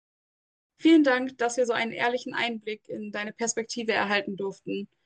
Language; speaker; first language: German; native; German